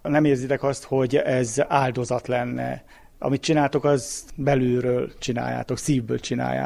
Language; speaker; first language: Hungarian; native; Hungarian